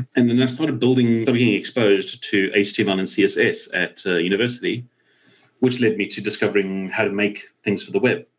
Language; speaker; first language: English; native; English